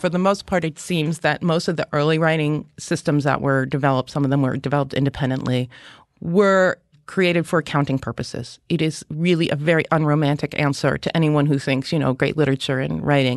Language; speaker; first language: English; native; English